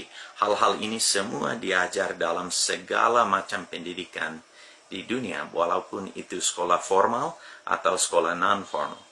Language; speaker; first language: Indonesian; non-native, fluent; English